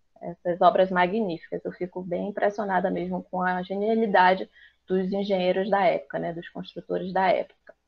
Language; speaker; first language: Portuguese; native; Portuguese